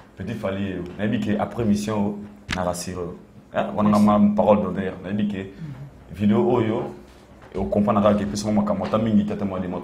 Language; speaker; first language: French; non-native, local second language; Lingala